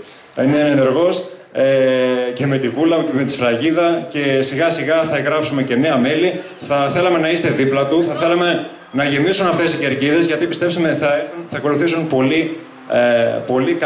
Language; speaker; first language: Greek; native; Greek